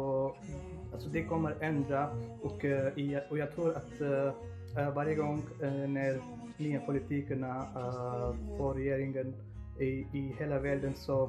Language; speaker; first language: Swedish; non-native, fluent; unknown